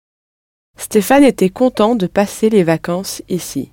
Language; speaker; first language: French; non-native, learner; English